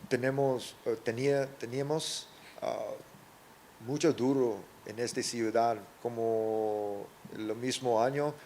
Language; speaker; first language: Spanish; non-native, learner; English